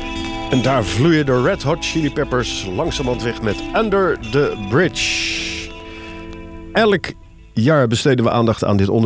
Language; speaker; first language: Dutch; native; Dutch